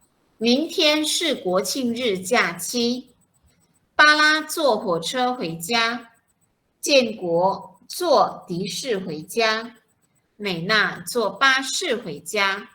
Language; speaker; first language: Chinese; non-native, fluent; Malay